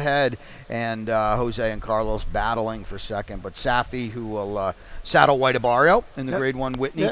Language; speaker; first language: English; native; English